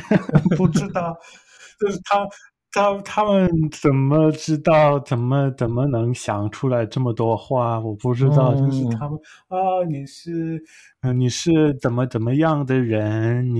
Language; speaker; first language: Chinese; non-native, fluent; English